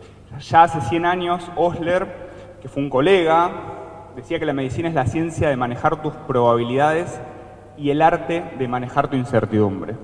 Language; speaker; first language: Spanish; native; Spanish